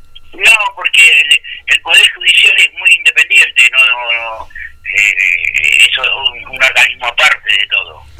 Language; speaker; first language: Spanish; native; Spanish